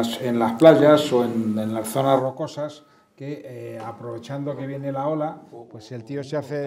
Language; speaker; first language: Spanish; native; Spanish